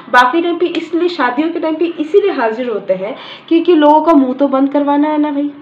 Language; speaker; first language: Hindi; native; Hindi